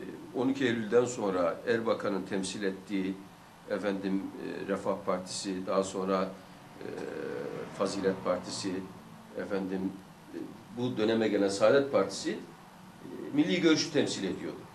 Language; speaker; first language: Turkish; native; Turkish